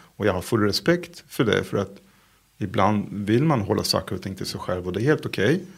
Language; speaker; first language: Swedish; non-native, fluent; Hebrew